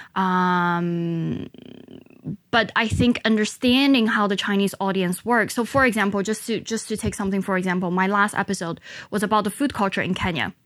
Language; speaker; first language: English; non-native, local second language; Chinese